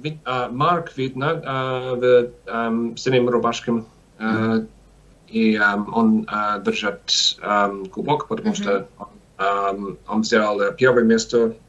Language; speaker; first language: Russian; non-native, learner; English